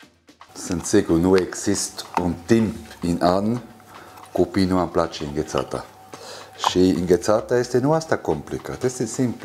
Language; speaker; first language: Romanian; non-native, learner; German